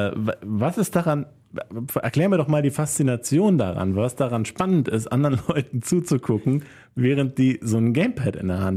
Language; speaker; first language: German; native; German